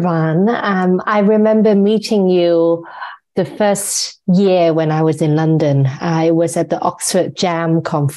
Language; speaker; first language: English; non-native, local second language; Cantonese